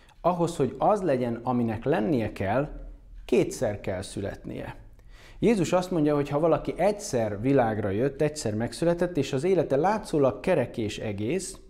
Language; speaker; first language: Hungarian; native; Hungarian